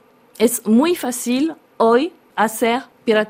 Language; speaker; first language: Spanish; non-native, learner; French